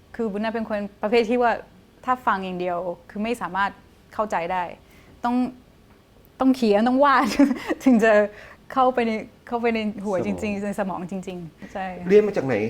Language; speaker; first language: Thai; non-native, fluent; Portuguese